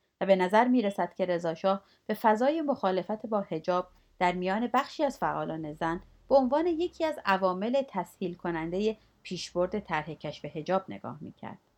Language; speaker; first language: Persian; native; Persian